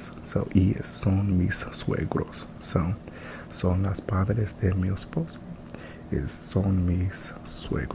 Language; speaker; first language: Spanish; non-native, learner; English